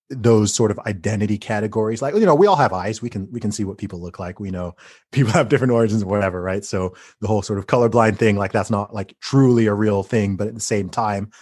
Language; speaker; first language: English; native; English